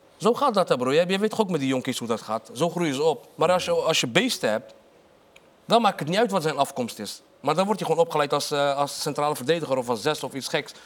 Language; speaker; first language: Dutch; early bilingual, other home language; Arabic